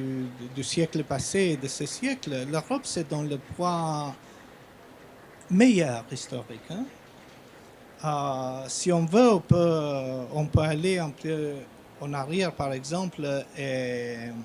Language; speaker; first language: French; non-native, fluent; Albanian